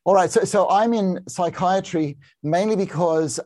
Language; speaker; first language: English; native; English